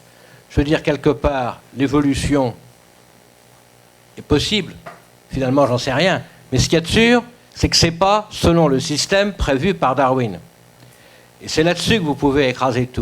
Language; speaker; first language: French; native; French